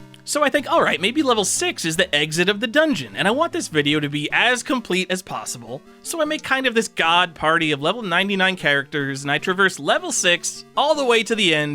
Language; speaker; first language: English; native; English